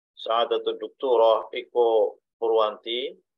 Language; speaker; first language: Arabic; non-native, fluent; Indonesian